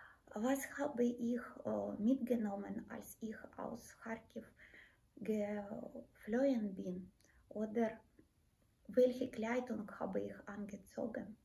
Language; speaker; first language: German; non-native, fluent; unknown